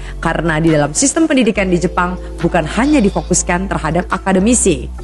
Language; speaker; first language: Indonesian; native; Indonesian